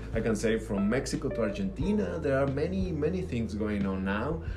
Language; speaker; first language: English; non-native, fluent; Spanish